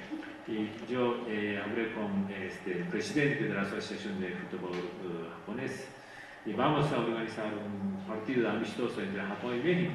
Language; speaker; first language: Spanish; non-native, fluent; Japanese